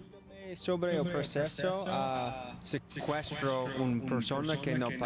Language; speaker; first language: Spanish; non-native, learner; English